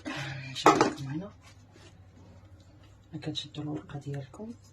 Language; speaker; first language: Arabic; native; Arabic